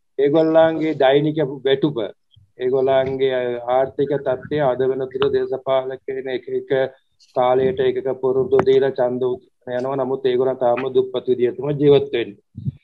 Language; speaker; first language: Sinhala; non-native, local second language; Tamil